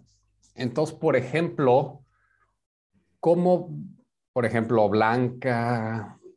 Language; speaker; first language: Spanish; non-native, fluent; English